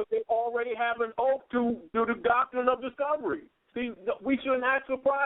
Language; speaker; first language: English; native; English